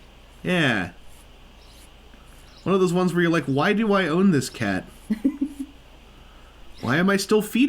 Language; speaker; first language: English; native; English